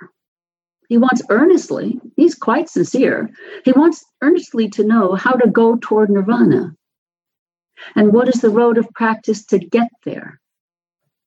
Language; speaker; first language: English; native; English